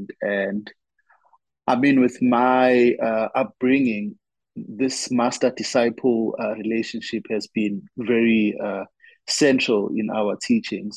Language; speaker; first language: English; non-native, local second language; Zulu